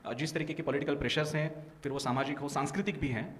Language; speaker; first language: Hindi; non-native, local second language; Marathi